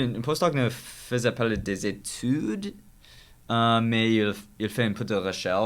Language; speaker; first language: French; non-native, learner; English